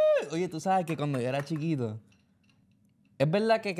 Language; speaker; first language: Spanish; early bilingual, heritage; Spanish